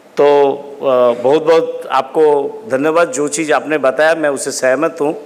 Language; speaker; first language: Hindi; non-native, local second language; Bangla